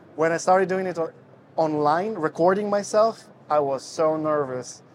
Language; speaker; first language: English; non-native, fluent; Russian